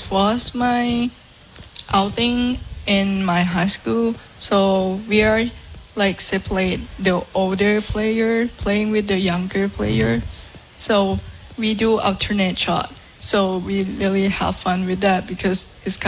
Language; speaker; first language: English; non-native, fluent; Thai